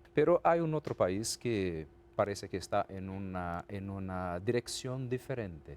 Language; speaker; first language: Spanish; non-native, fluent; Portuguese